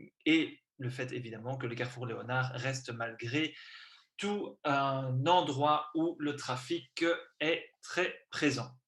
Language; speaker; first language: French; native; French